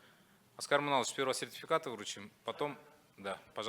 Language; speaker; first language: Russian; native; Russian